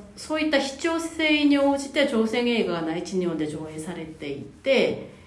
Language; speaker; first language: Japanese; non-native, fluent; Korean